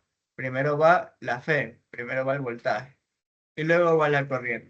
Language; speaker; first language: Spanish; native; Spanish